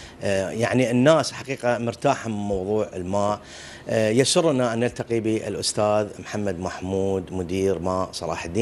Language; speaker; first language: Arabic; native; Arabic